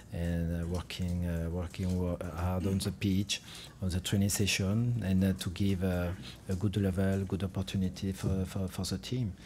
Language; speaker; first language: English; non-native, fluent; French